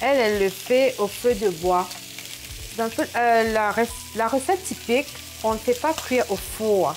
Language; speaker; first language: French; non-native, local second language; Morisyen